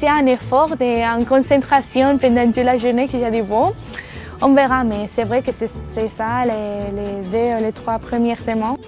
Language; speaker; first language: French; non-native, fluent; Spanish